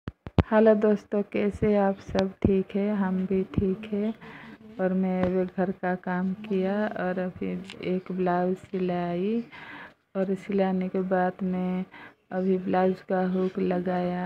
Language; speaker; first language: Hindi; non-native, local second language; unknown